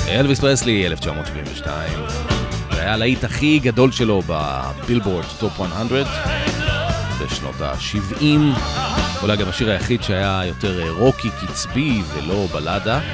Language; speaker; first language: Hebrew; native; Hebrew